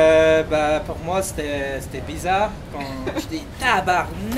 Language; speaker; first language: French; non-native, fluent; English